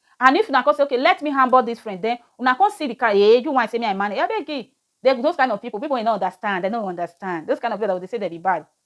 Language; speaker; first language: Nigerian Pidgin; native; Nigerian Pidgin